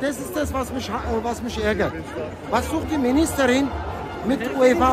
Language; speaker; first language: German; non-native, fluent; Turkish